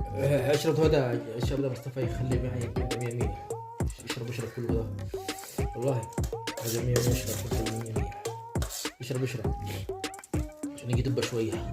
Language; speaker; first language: Arabic; non-native, learner; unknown